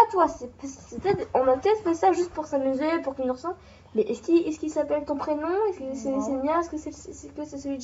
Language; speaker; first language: French; native; French